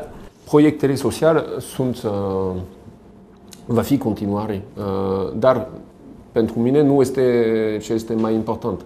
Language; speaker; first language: Romanian; non-native, learner; French